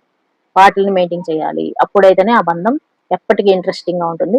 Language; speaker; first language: Telugu; native; Telugu